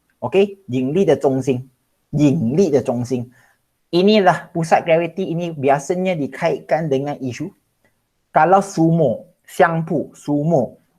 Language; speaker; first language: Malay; non-native, local second language; Chinese